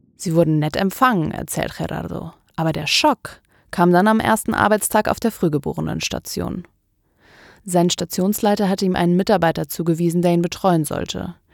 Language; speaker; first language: German; native; German